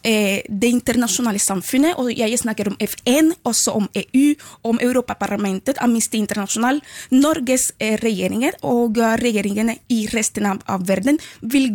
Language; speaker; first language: Norwegian; non-native, fluent; Spanish